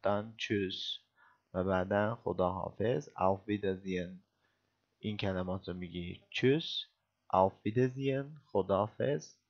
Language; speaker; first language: German; non-native, fluent; Persian